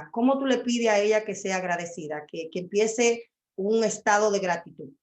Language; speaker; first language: Spanish; native; Spanish